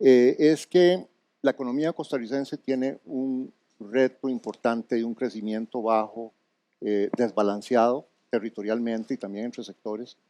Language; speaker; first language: Spanish; native; Spanish